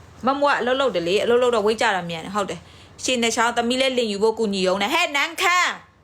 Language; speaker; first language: Burmese; non-native, local second language; Karen languages